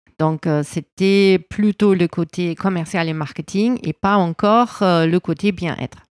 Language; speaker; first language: French; non-native, fluent; German